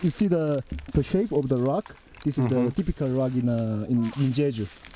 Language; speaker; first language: English; non-native, fluent; Korean